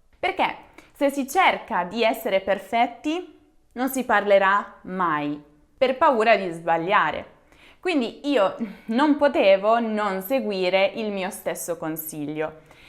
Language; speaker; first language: Italian; native; Italian